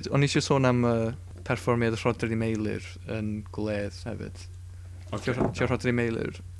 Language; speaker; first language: Welsh; native; Welsh